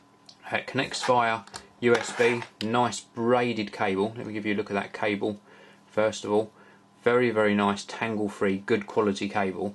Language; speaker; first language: English; native; English